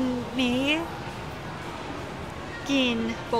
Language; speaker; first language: Thai; non-native, learner; Cantonese